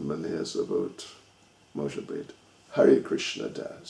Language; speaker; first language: Russian; non-native, learner; English